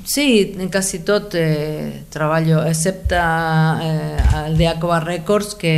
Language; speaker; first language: Catalan; non-native, fluent; Spanish